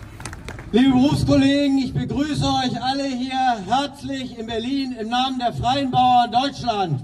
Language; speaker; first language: German; native; German